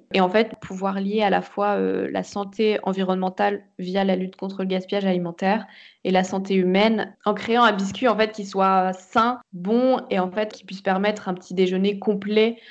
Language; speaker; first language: French; native; French